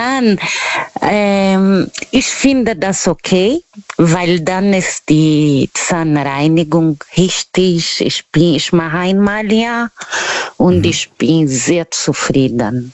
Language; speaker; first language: German; non-native, learner; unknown